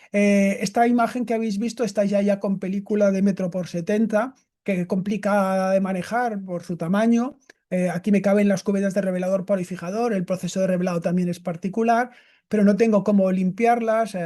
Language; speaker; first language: Spanish; native; Spanish